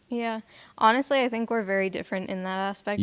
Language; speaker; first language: English; native; English